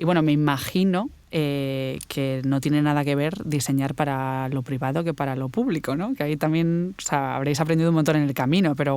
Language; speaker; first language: Spanish; native; Spanish